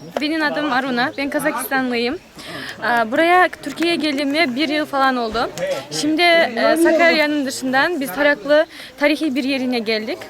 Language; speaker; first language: Turkish; non-native, learner; Kazakh